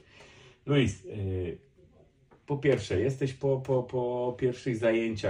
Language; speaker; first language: Polish; native; Polish